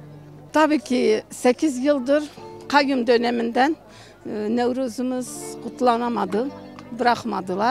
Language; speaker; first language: Turkish; non-native, local second language; Kurdish